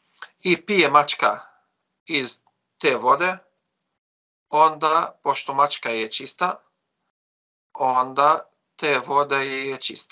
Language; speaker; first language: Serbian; non-native, fluent; Arabic